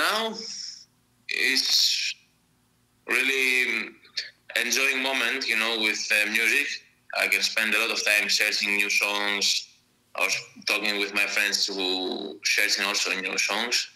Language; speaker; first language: English; non-native, fluent; Greek